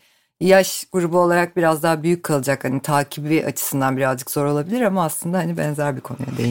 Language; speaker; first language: Turkish; native; Turkish